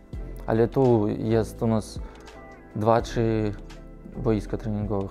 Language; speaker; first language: Polish; non-native, learner; Russian